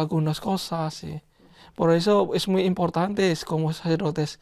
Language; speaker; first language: Spanish; non-native, learner; Indonesian